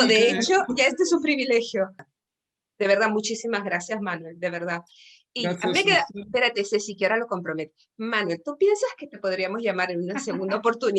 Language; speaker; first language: Spanish; native; Spanish